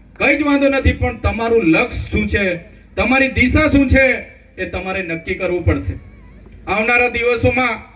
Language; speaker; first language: Gujarati; non-native, local second language; Vasavi